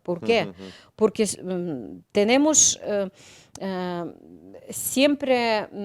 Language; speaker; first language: Spanish; non-native, learner; Ukrainian